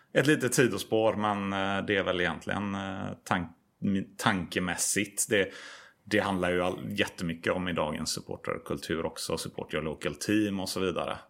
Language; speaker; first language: Swedish; native; Swedish